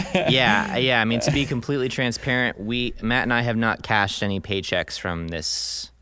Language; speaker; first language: English; native; English